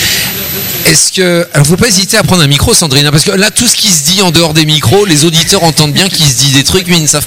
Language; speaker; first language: French; native; French